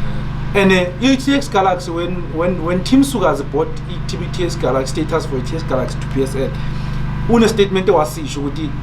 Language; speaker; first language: English; non-native, local second language; Zulu